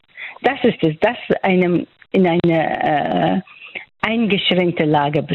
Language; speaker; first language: German; non-native, fluent; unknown